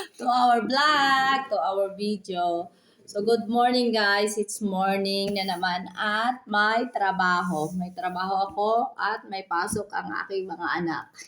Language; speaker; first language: Filipino; native; Filipino